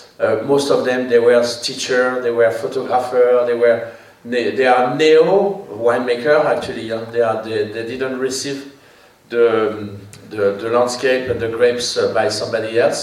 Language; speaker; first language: English; non-native, fluent; French